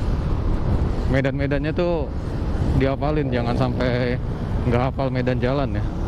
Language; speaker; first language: Indonesian; native; Indonesian